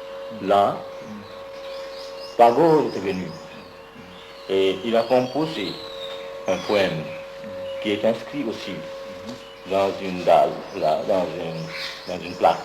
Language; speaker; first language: French; non-native, fluent; Bangla